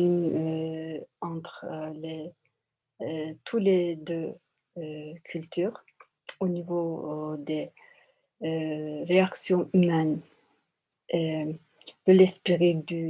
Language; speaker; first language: French; non-native, learner; Turkish